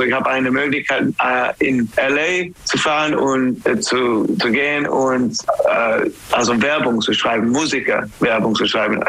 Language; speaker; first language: German; non-native, learner; English